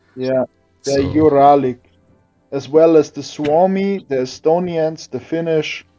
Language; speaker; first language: English; non-native, fluent; German